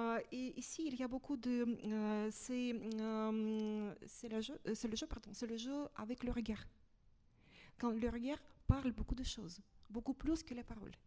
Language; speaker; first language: French; non-native, fluent; Russian